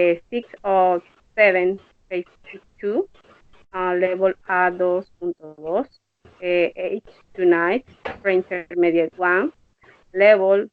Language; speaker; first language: English; non-native, learner; Spanish